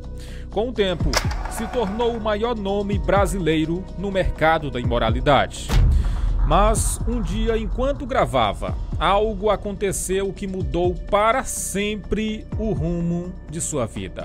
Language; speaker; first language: Portuguese; native; Portuguese